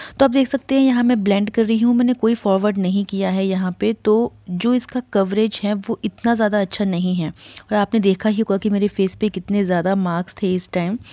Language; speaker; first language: Hindi; native; Hindi